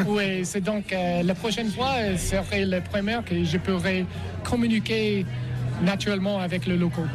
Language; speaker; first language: French; non-native, learner; English